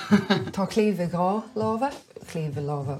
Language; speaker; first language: Irish; non-native, local second language; English